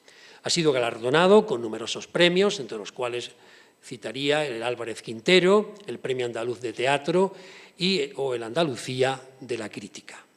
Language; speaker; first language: Spanish; native; Spanish